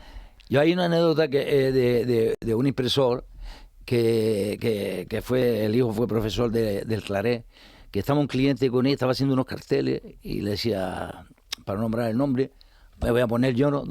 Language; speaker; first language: Spanish; native; Spanish